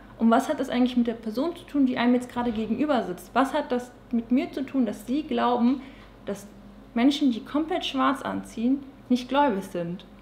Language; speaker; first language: German; native; German